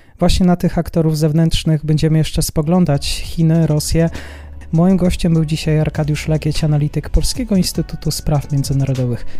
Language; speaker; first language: Polish; native; Polish